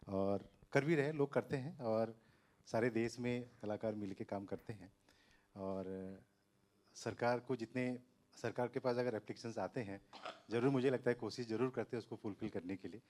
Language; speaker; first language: Hindi; non-native, local second language; Assamese